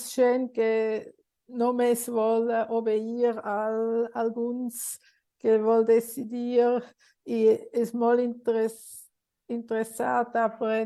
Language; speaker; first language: Catalan; non-native, learner; Swiss German